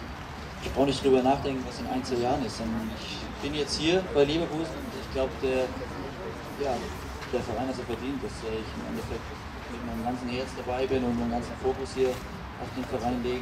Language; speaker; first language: German; native; German